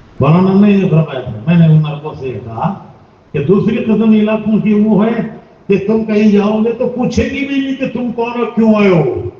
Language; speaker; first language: Urdu; native; Urdu